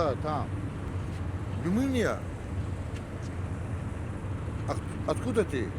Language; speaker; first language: Russian; non-native, learner; Azerbaijani